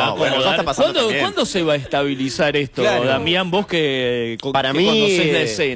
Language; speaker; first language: Spanish; native; Spanish